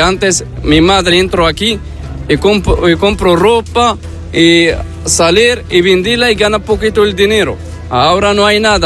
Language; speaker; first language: Spanish; non-native, learner; Arabic